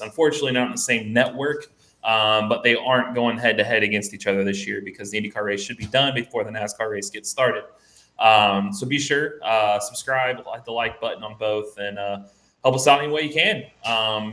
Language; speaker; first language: English; native; English